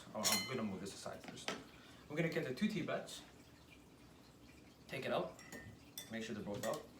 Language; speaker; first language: English; native; English